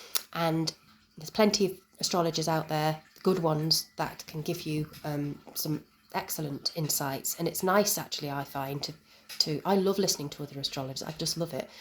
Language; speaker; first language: English; native; English